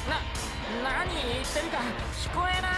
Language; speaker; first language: Japanese; native; Japanese